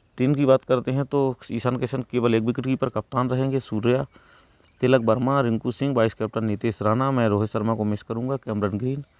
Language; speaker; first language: Hindi; native; Hindi